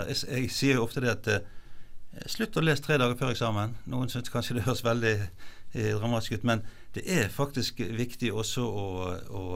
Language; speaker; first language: Norwegian; native; Norwegian